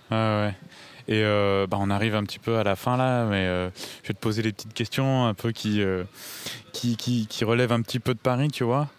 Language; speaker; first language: French; native; French